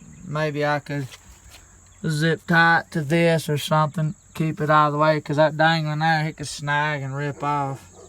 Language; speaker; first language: English; native; English